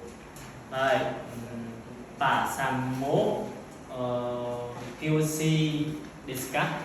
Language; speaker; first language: Japanese; non-native, learner; Vietnamese